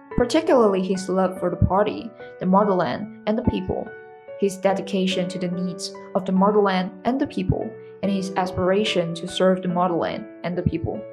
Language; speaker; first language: English; non-native, fluent; Chinese